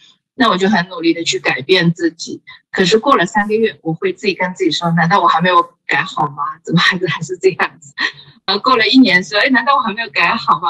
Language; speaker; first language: Chinese; native; Chinese